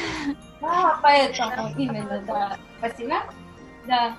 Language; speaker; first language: Russian; non-native, fluent; Japanese